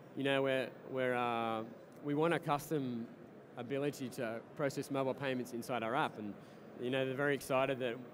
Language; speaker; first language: English; native; English